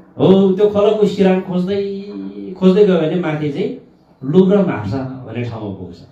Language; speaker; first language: Nepali; non-native, local second language; Gurung